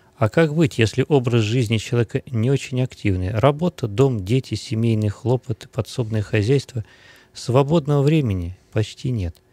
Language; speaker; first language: Russian; native; Russian